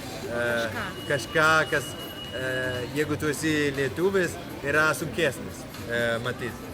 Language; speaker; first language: Lithuanian; non-native, learner; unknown